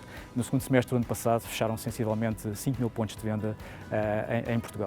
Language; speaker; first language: Portuguese; native; Portuguese